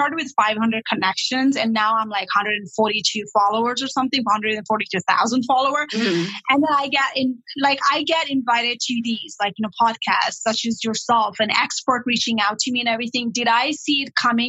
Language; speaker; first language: English; non-native, local second language; Nepali